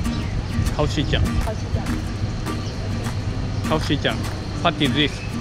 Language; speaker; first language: English; non-native, learner; Japanese